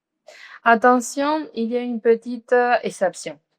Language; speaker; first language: French; non-native, fluent; Spanish